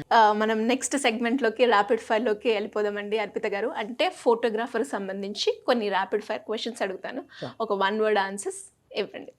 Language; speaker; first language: Telugu; native; Telugu